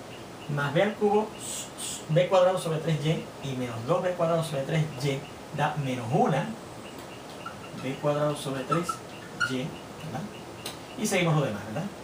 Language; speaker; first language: Spanish; native; Spanish